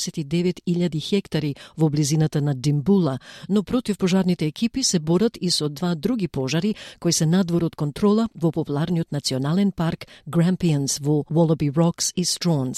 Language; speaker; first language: Macedonian; native; Macedonian